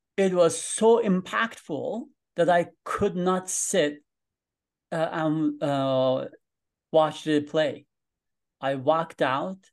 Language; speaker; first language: English; non-native, fluent; Persian